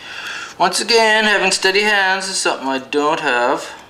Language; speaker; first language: English; native; English